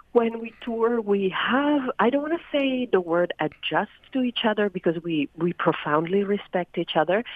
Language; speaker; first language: English; non-native, fluent; Italian